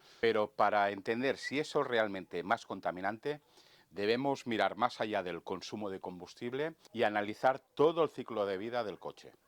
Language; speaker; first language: Spanish; native; Spanish